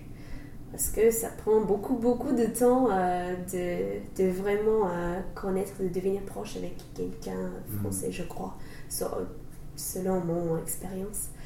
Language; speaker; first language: French; non-native, learner; English